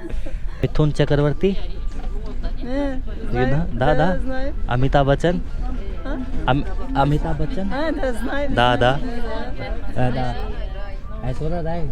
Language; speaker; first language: Hindi; native; Hindi